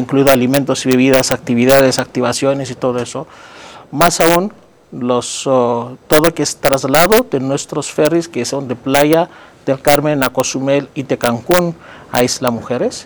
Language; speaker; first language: Spanish; non-native, fluent; Greek